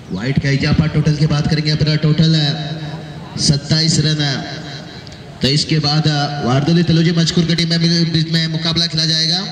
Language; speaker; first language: Hindi; non-native, local second language; Marathi